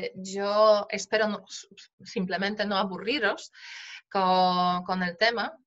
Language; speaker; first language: Spanish; non-native, fluent; Polish